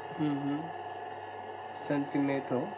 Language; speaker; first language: English; non-native, learner; Japanese